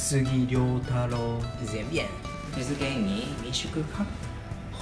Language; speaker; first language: Vietnamese; non-native, learner; Japanese